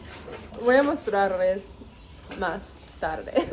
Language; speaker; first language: Spanish; non-native, learner; English